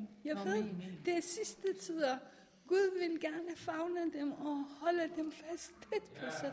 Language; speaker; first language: Danish; non-native, fluent; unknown